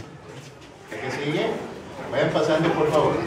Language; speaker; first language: Spanish; native; Spanish